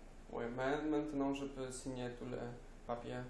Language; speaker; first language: French; non-native, learner; Polish